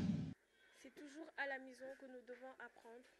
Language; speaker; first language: French; non-native, local second language; Lingala